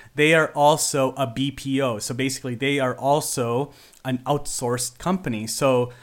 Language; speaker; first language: English; early bilingual, other home language; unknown